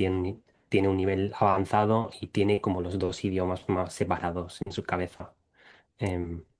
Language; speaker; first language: Spanish; non-native, fluent; English